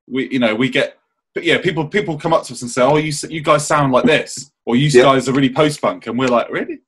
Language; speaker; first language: English; native; English